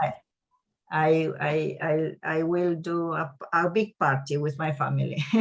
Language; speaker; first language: English; non-native, learner; Spanish